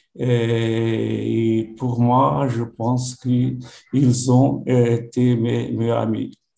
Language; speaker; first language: French; non-native, learner; Portuguese